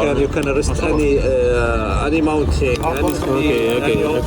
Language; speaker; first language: English; non-native, learner; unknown